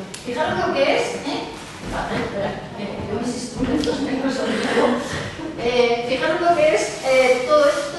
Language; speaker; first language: Spanish; native; Spanish